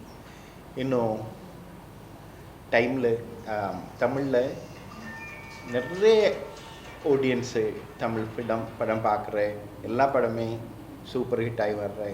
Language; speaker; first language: Tamil; non-native, learner; Malayalam